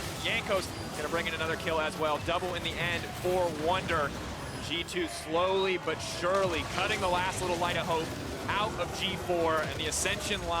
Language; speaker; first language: English; native; English